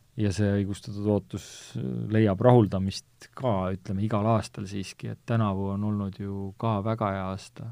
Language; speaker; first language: Estonian; native; Estonian